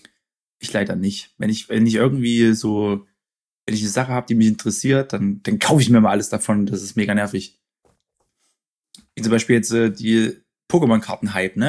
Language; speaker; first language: German; native; German